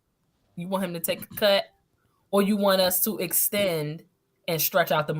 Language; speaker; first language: English; native; English